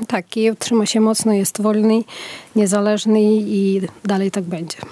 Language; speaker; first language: Polish; non-native, fluent; Ukrainian